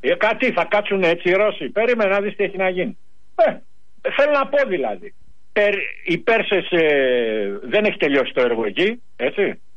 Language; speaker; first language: Greek; native; Greek